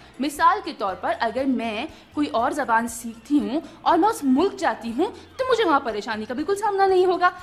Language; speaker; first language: Urdu; native; Urdu